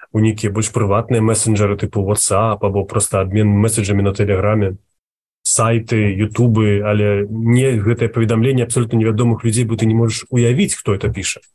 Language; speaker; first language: Belarusian; native; Belarusian